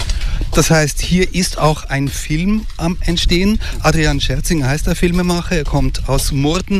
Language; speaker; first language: German; native; German